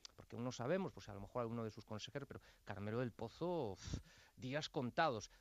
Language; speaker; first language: Spanish; native; Spanish